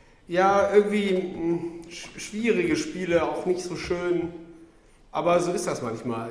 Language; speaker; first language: German; native; German